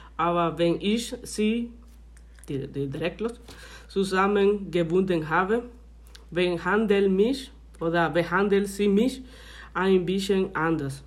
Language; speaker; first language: German; non-native, learner; Spanish